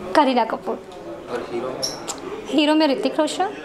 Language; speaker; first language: Hindi; native; Hindi